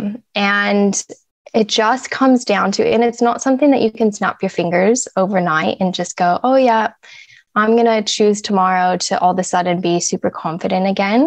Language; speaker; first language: English; native; English